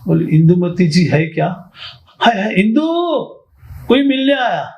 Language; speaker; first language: Hindi; non-native, local second language; Marathi